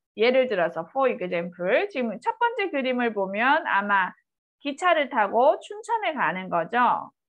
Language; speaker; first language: Korean; native; Korean